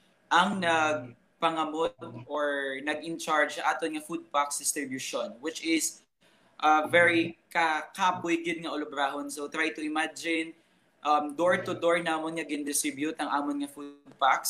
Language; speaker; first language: English; non-native, local second language; Hiligaynon